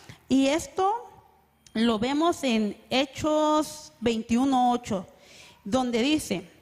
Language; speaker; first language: Spanish; native; Spanish